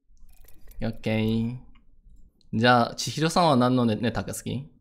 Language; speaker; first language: Japanese; non-native, learner; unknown